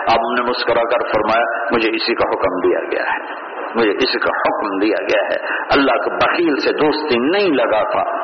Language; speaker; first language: Urdu; non-native, local second language; Punjabi